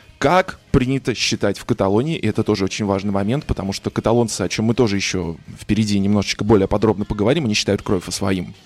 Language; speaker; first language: Russian; native; Russian